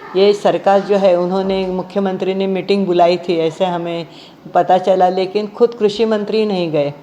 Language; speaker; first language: Hindi; non-native, local second language; Marathi